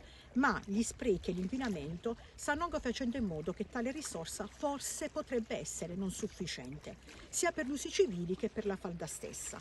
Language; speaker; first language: Italian; native; Italian